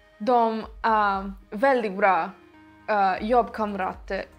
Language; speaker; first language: Swedish; non-native, learner; Portuguese